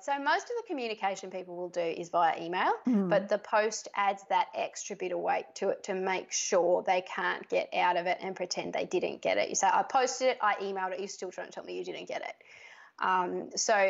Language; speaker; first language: English; native; English